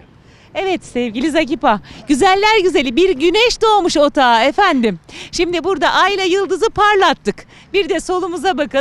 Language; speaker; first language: Turkish; native; Turkish